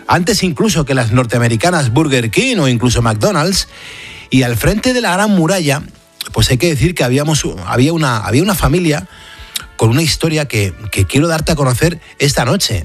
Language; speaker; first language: Spanish; native; Spanish